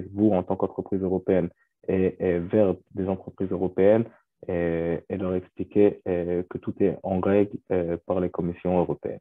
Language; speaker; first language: French; non-native, fluent; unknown